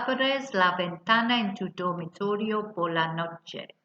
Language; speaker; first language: Spanish; non-native, fluent; English